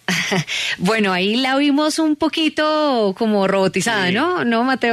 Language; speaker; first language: Spanish; native; Spanish